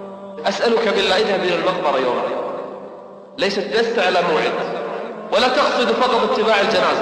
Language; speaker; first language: Arabic; native; Arabic